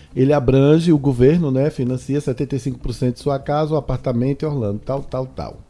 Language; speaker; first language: Portuguese; native; Portuguese